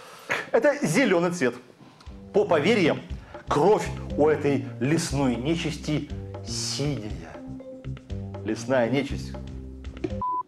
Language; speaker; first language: Russian; native; Russian